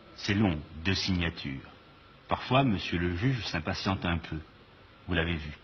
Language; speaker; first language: French; native; French